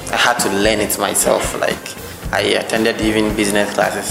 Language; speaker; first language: English; non-native, local second language; Akan